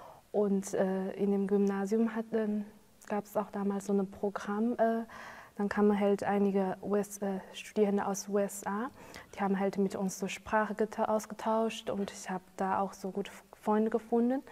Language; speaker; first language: German; non-native, fluent; Chinese